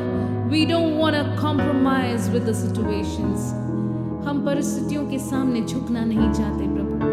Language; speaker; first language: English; non-native, local second language; Hindi